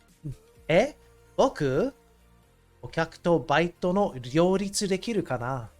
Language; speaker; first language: Japanese; non-native, learner; English